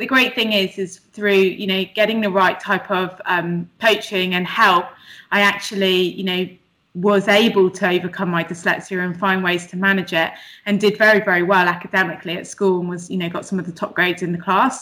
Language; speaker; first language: English; native; English